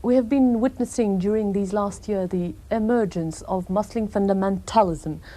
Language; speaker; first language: English; non-native, fluent; French